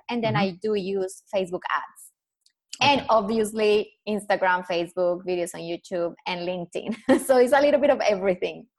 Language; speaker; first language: English; non-native, fluent; Spanish